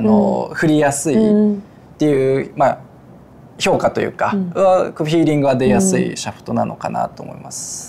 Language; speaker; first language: Japanese; native; Japanese